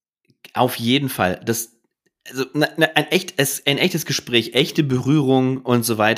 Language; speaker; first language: German; native; German